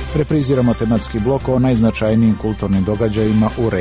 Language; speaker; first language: Serbian; native; Serbian